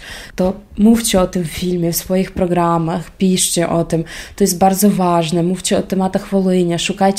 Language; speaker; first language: Polish; non-native, fluent; Ukrainian